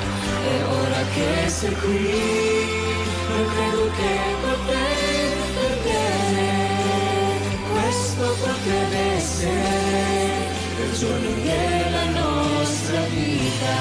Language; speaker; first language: Italian; non-native, learner; Filipino